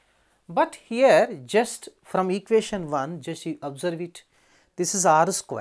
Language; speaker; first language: English; non-native, local second language; Telugu